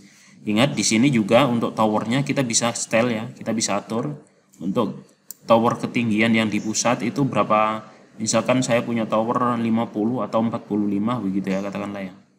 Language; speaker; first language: Indonesian; native; Indonesian